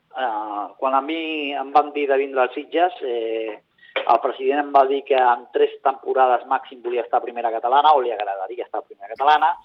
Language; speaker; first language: Catalan; native; Catalan